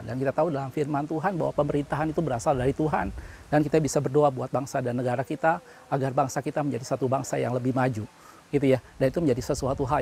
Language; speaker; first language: Indonesian; native; Indonesian